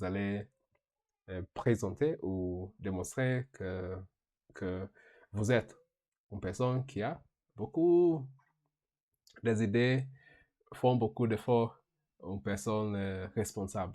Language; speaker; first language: French; non-native, learner; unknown